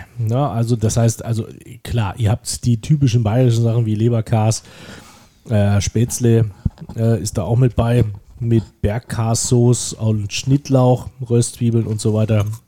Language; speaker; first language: German; native; German